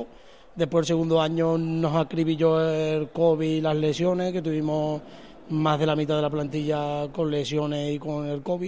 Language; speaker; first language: Spanish; native; Spanish